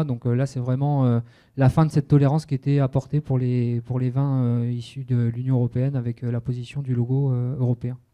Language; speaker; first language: French; native; French